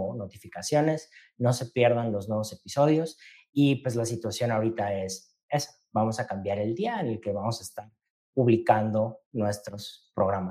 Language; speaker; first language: Spanish; native; Spanish